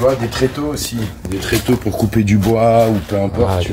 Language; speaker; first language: French; native; French